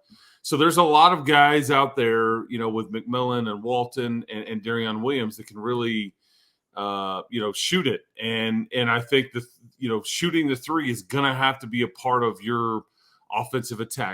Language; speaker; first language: English; native; English